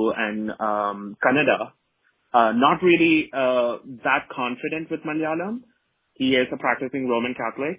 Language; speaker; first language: English; non-native, local second language; Malayalam